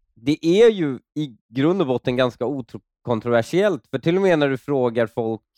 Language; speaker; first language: Swedish; early bilingual, other home language; Persian